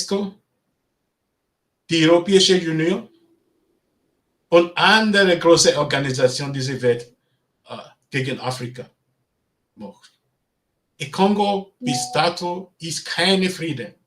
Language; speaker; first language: German; non-native, learner; Bini